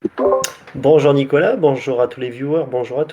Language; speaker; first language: French; native; French